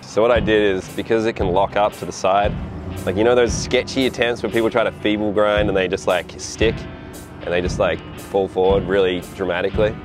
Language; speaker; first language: English; native; English